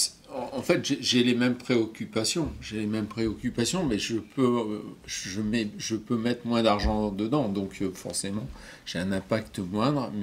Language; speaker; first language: French; native; French